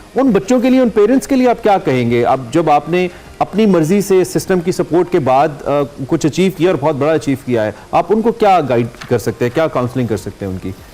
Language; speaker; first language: Urdu; native; Urdu